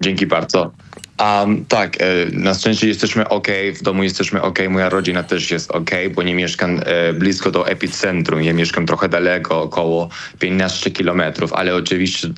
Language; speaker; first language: Polish; non-native, learner; Spanish